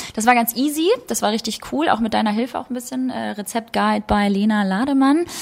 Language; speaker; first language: German; early bilingual, other home language; Albanian